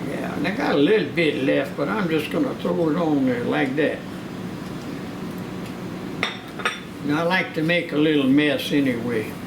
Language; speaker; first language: English; native; English